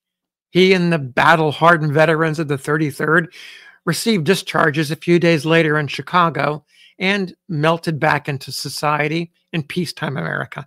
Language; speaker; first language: English; native; English